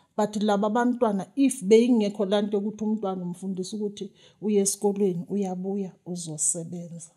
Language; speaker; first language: Zulu; native; Zulu